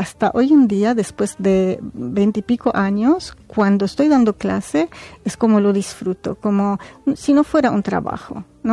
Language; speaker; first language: Spanish; non-native, fluent; Arabic